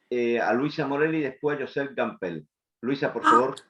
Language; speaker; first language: Spanish; native; Spanish